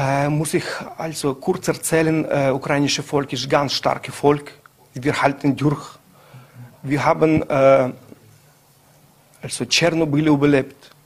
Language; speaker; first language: German; non-native, learner; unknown